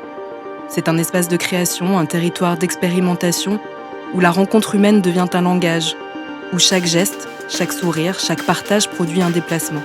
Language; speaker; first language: French; native; French